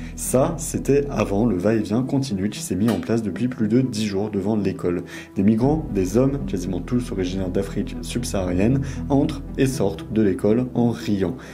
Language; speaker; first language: French; native; French